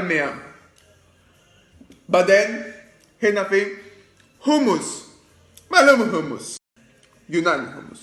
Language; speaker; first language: Arabic; non-native, learner; Greek